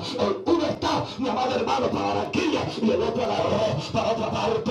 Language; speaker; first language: Spanish; native; Spanish